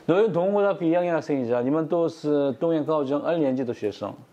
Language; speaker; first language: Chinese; non-native, fluent; Korean